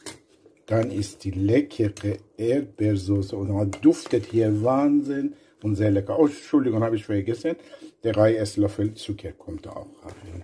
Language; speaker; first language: German; non-native, learner; Persian